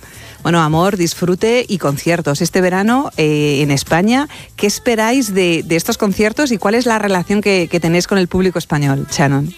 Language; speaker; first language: Spanish; native; Spanish